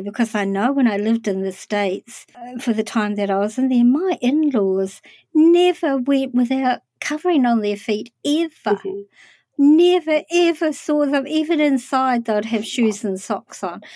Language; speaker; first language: English; native; English